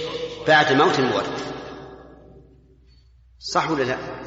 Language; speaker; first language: Arabic; native; Arabic